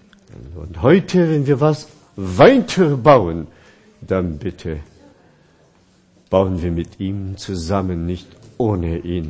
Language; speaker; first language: German; non-native, fluent; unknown